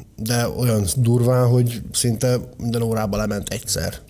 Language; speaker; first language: Hungarian; native; Hungarian